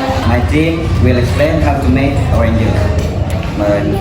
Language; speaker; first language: English; non-native, learner; Indonesian